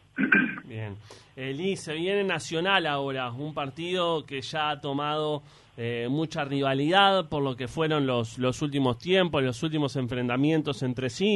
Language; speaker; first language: Spanish; native; Spanish